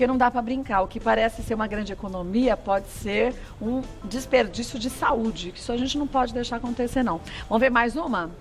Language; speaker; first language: Portuguese; native; Portuguese